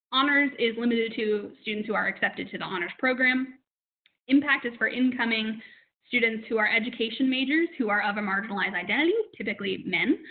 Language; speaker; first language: English; native; English